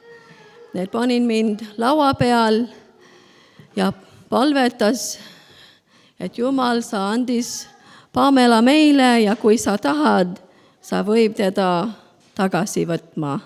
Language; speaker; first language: Estonian; non-native, learner; Spanish